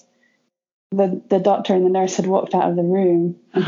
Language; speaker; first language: English; native; English